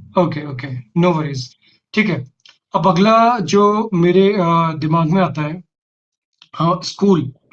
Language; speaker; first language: Hindi; native; Hindi